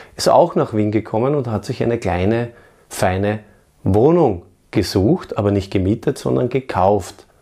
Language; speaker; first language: German; native; German